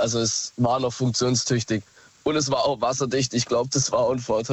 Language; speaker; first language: German; native; German